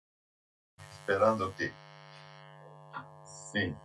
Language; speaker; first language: Spanish; non-native, fluent; Portuguese